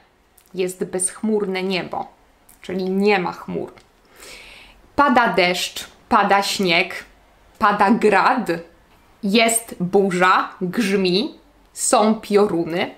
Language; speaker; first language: Polish; native; Polish